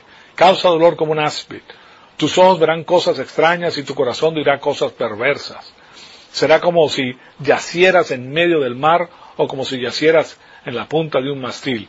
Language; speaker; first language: Spanish; native; Spanish